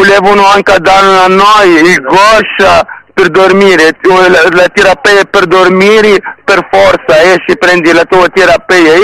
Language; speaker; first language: Italian; non-native, learner; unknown